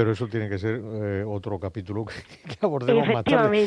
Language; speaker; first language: Spanish; native; Spanish